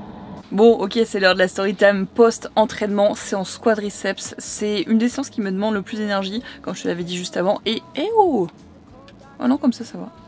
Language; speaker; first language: French; native; French